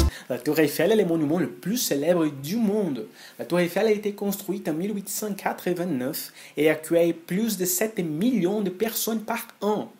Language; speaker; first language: French; non-native, fluent; Portuguese